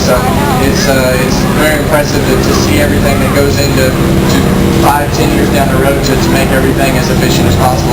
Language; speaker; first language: English; native; English